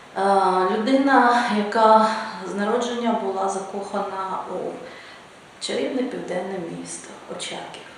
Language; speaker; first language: Ukrainian; native; Ukrainian